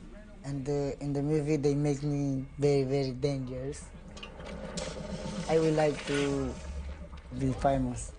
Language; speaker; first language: English; non-native, learner; Romanian